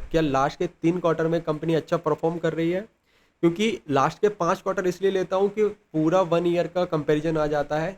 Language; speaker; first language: Hindi; native; Hindi